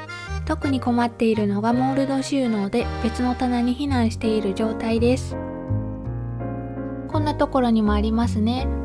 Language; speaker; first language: Japanese; native; Japanese